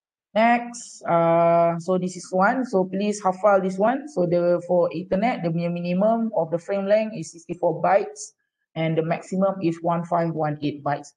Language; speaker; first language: English; non-native, local second language; Malay